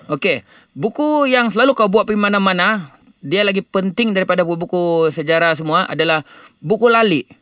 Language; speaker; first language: Malay; native; Malay